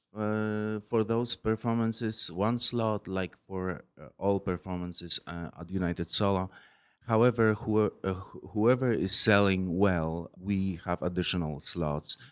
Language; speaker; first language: English; non-native, fluent; Polish